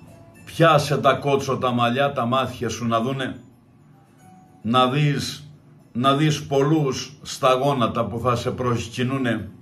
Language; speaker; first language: Greek; native; Greek